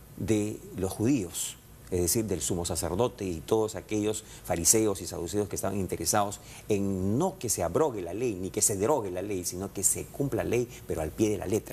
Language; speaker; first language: Spanish; native; Spanish